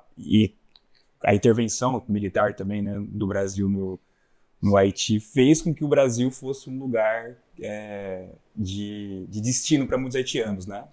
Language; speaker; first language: Portuguese; native; Portuguese